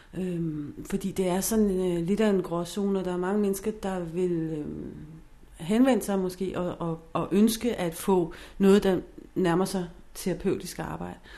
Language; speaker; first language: Danish; non-native, fluent; English